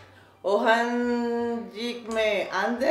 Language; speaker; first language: Swedish; non-native, learner; Spanish